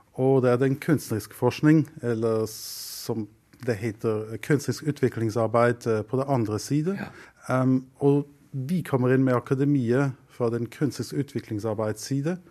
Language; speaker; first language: Norwegian; non-native, fluent; German